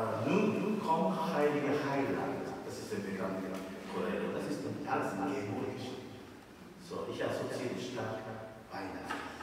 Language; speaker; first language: German; non-native, learner; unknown